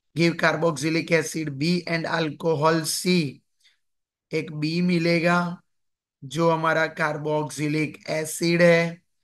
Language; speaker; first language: Hindi; non-native, local second language; Gujarati